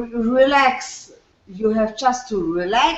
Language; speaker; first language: English; non-native, learner; French